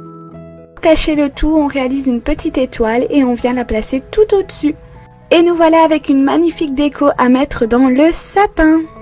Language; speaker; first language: French; native; French